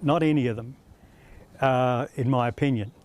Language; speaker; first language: English; native; English